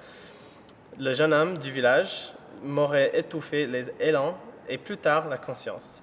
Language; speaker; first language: French; non-native, fluent; English